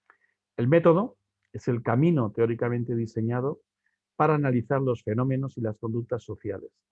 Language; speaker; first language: Spanish; native; Spanish